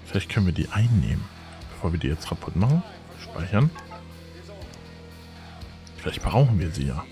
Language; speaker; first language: German; native; German